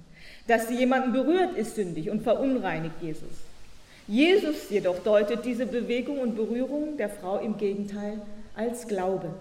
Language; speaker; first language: German; native; German